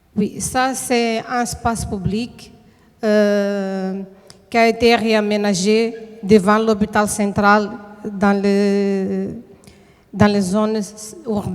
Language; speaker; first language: French; non-native, fluent; Portuguese